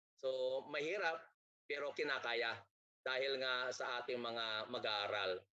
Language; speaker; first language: Filipino; non-native, local second language; Iloko